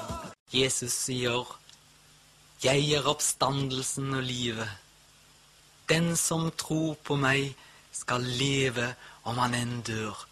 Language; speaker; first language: Norwegian; native; Norwegian